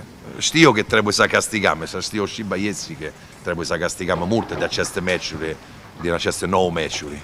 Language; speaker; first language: Romanian; non-native, fluent; Italian